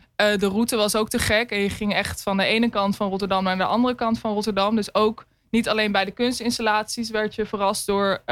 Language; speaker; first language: Dutch; native; Dutch